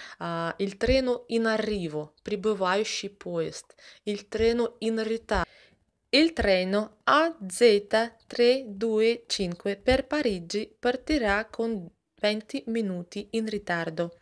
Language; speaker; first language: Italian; non-native, fluent; Russian